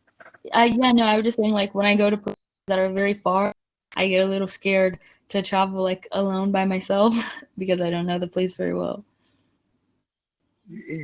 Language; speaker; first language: English; non-native, fluent; Spanish